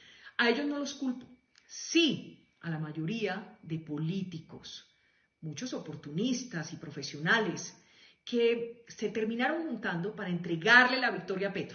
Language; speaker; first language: Spanish; native; Spanish